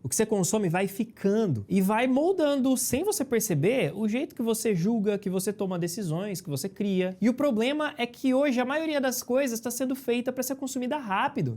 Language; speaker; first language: Portuguese; native; Portuguese